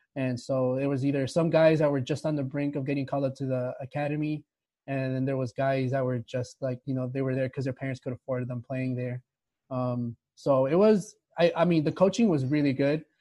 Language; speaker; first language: English; early bilingual, other home language; Spanish